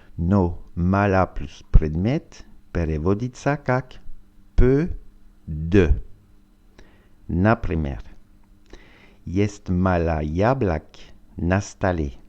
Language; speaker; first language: Russian; non-native, learner; French